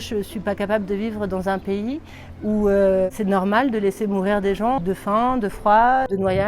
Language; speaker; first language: French; native; French